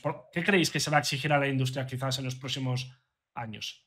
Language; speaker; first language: Spanish; native; Spanish